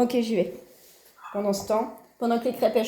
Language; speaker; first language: French; native; French